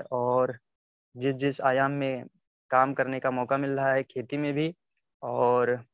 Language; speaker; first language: Hindi; native; Hindi